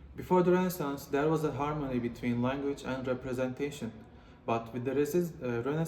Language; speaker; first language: English; non-native, learner; Turkish